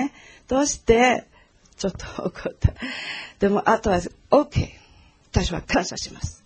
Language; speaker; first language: Japanese; non-native, learner; Portuguese